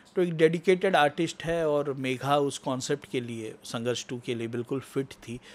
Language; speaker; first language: Hindi; non-native, local second language; Marathi